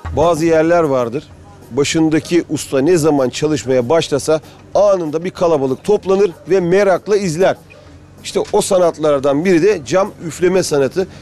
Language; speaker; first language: Turkish; native; Turkish